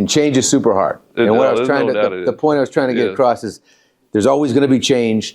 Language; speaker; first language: English; native; English